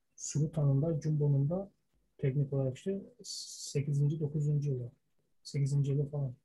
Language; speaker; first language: Turkish; early bilingual, heritage; Turkish